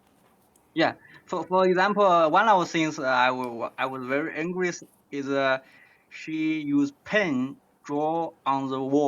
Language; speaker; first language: English; non-native, learner; Chinese